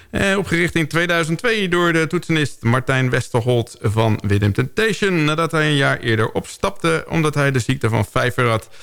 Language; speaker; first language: Dutch; native; Dutch